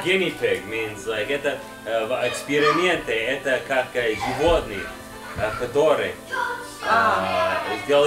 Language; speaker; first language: Russian; non-native, learner; English